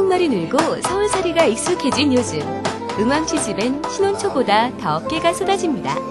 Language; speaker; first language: Korean; native; Korean